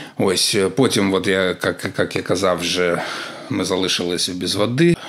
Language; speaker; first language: Ukrainian; native; Ukrainian